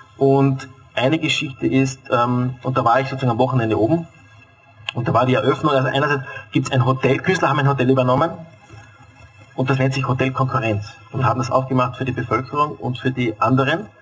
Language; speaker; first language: German; native; German